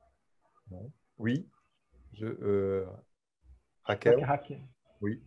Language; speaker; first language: French; native; French